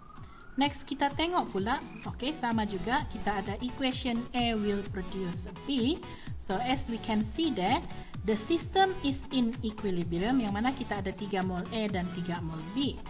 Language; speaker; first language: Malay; native; Malay